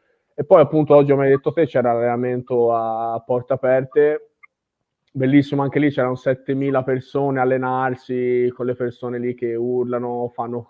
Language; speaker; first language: Italian; native; Italian